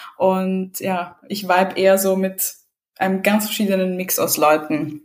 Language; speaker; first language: German; early bilingual, other home language; Serbian